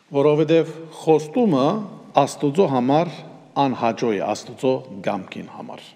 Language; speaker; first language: Armenian; early bilingual, heritage; Armenian